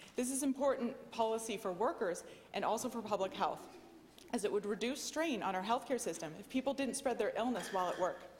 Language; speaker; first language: English; native; English